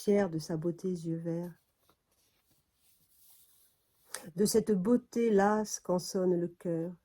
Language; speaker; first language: French; native; French